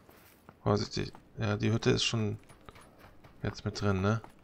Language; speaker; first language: German; native; German